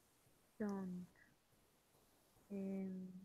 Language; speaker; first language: English; non-native, learner; Spanish